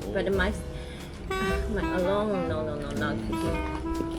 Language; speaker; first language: English; non-native, learner; Chinese